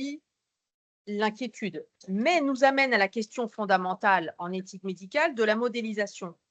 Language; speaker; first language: French; native; French